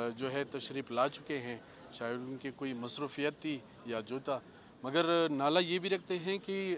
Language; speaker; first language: Urdu; non-native, local second language; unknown